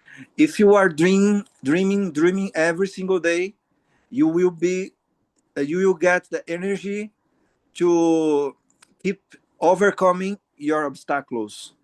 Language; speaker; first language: English; non-native, learner; Portuguese